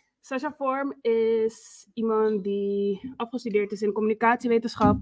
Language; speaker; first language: Dutch; native; Dutch